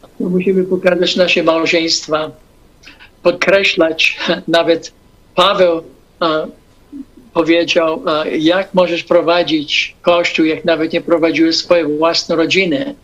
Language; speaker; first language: Polish; early bilingual, heritage; English